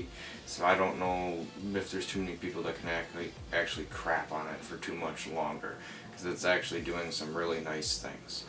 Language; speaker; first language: English; native; English